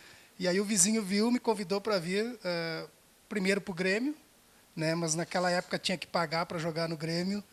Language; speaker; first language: Portuguese; native; Portuguese